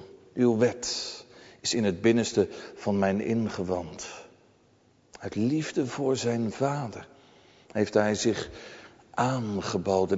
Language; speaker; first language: Dutch; native; Dutch